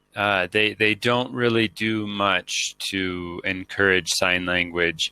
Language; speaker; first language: English; native; English